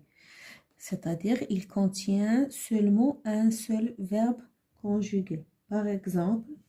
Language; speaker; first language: French; non-native, learner; Arabic